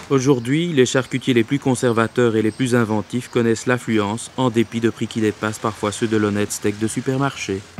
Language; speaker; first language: French; native; French